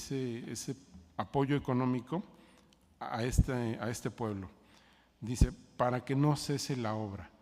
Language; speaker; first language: Spanish; native; Spanish